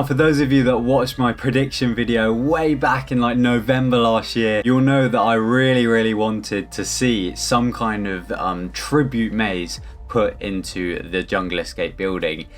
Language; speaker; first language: English; native; English